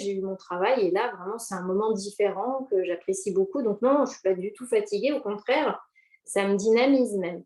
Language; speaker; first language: French; native; French